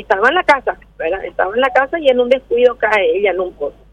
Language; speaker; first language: Spanish; native; Spanish